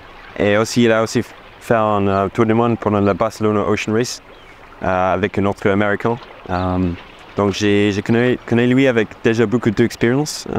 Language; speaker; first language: French; non-native, fluent; English